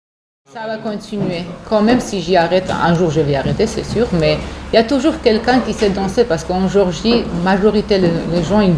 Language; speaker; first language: French; non-native, learner; Georgian